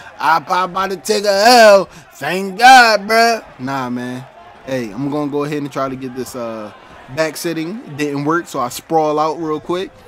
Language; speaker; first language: English; native; English